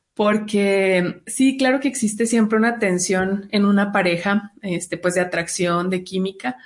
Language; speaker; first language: Spanish; native; Spanish